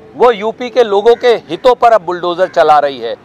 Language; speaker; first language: Hindi; native; Hindi